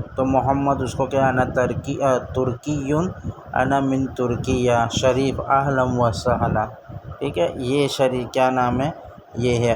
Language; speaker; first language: Urdu; native; Urdu